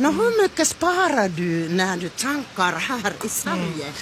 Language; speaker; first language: Swedish; non-native, fluent; Finnish